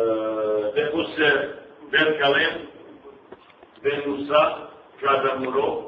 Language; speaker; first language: French; non-native, fluent; Bosnian